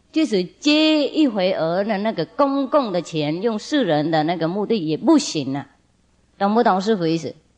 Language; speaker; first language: Chinese; non-native, fluent; Vietnamese